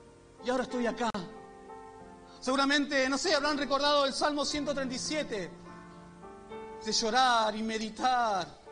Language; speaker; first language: Spanish; native; Spanish